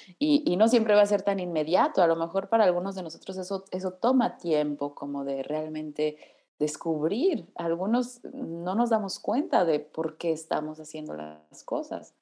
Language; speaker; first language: Spanish; native; Spanish